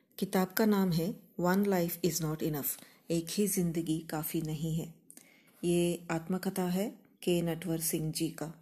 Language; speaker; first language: Hindi; non-native, local second language; Kannada